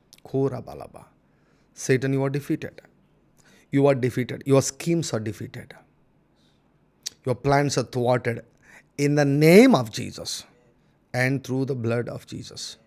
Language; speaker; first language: English; non-native, local second language; Telugu